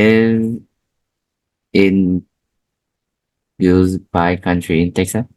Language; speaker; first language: English; non-native, learner; Vietnamese